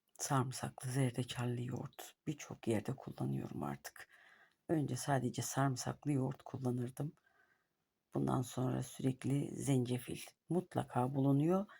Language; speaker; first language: Turkish; native; Turkish